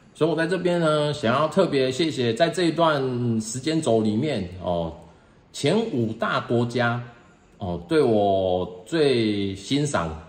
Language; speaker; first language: Chinese; native; Chinese